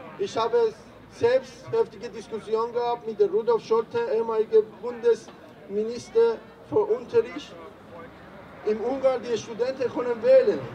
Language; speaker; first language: German; non-native, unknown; Persian